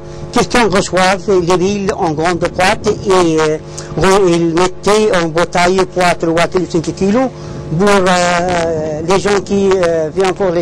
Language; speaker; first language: French; non-native, learner; Arabic